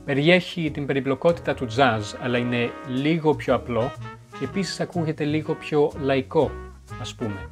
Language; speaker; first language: Greek; non-native, fluent; French